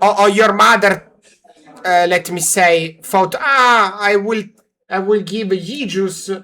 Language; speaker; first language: English; non-native, learner; Italian